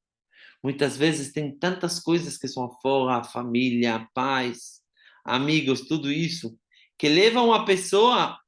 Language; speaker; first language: Portuguese; non-native, fluent; Hebrew